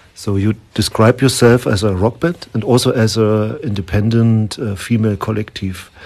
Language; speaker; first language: English; non-native, learner; German